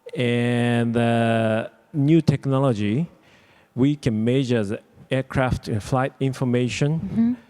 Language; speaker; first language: English; non-native, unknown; Japanese